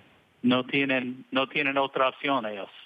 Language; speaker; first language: Spanish; non-native, fluent; English